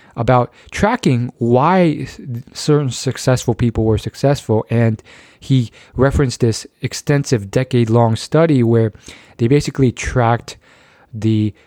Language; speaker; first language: English; native; English